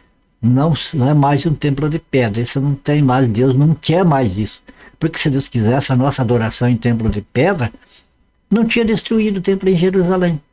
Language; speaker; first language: Portuguese; native; Portuguese